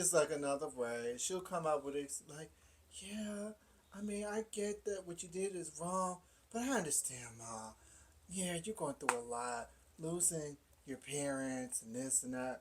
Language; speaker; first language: English; native; English